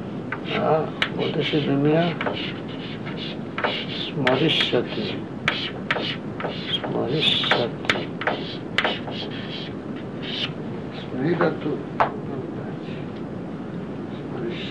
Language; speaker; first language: Russian; non-native, learner; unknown